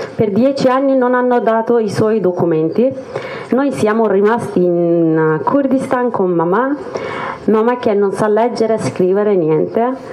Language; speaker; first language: Italian; non-native, fluent; Kurdish